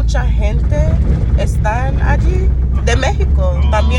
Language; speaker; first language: Spanish; non-native, learner; English